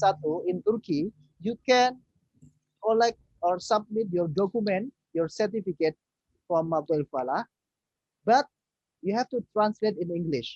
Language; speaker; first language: English; non-native, fluent; Indonesian